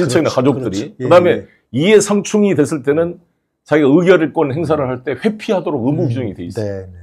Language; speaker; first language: Korean; native; Korean